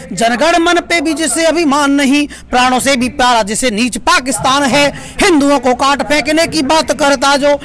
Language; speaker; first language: Hindi; native; Hindi